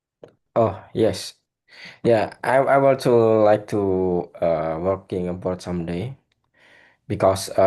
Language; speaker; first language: English; non-native, learner; Indonesian